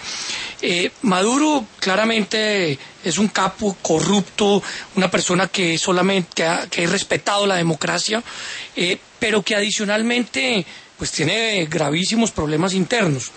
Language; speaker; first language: Spanish; native; Spanish